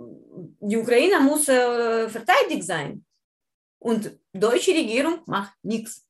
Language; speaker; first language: German; non-native, learner; Ukrainian